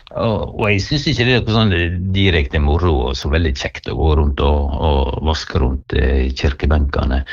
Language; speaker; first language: Norwegian; native; Norwegian